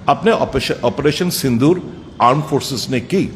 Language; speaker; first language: Hindi; non-native, local second language; Bangla